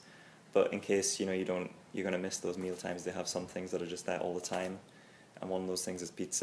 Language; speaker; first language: English; native; English